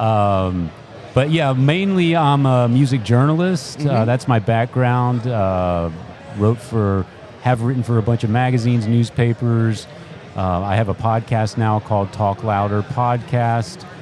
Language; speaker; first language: English; native; English